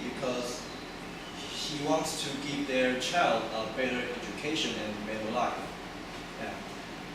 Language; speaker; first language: English; non-native, learner; Chinese